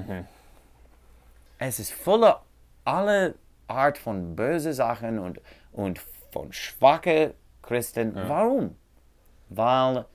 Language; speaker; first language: German; non-native, learner; English